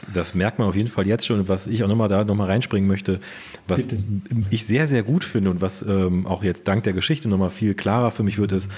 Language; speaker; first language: German; native; German